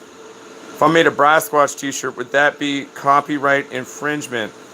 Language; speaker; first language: English; native; English